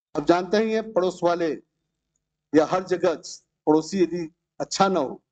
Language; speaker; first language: Hindi; non-native, local second language; Bhojpuri